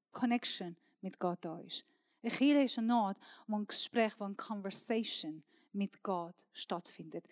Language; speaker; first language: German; non-native, fluent; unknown